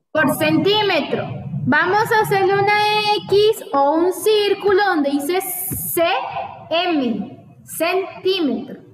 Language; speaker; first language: Spanish; native; Spanish